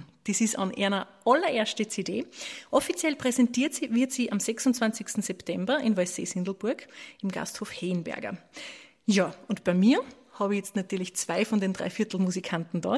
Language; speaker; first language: German; native; German